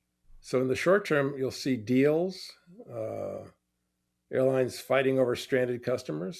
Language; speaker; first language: English; native; English